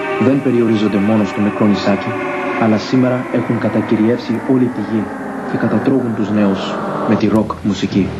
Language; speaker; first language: Greek; early bilingual, heritage; Greek